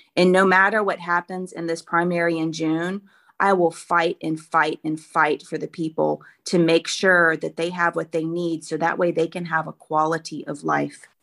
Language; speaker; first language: English; native; English